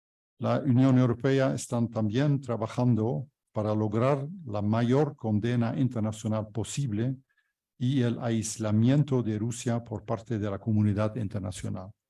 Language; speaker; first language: Spanish; non-native, fluent; Dutch